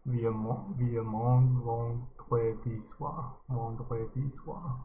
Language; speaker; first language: French; non-native, learner; English